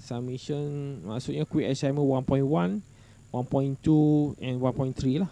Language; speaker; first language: English; non-native, local second language; Malay